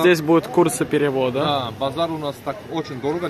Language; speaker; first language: Russian; non-native, learner; Turkish